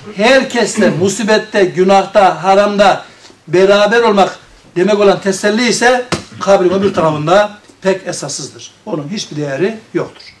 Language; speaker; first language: Turkish; native; Turkish